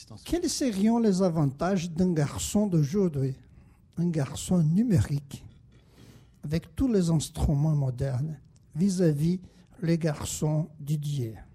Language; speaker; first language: French; non-native, fluent; Portuguese